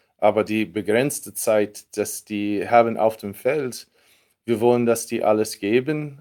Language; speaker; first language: German; non-native, fluent; English